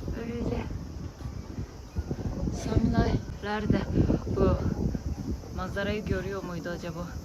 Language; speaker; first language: Turkish; non-native, fluent; Japanese